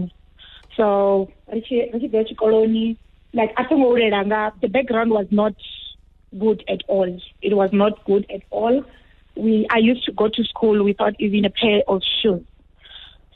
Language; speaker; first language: English; non-native, local second language; Venda